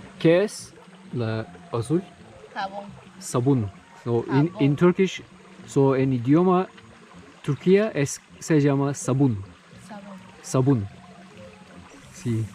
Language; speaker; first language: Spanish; non-native, learner; Turkish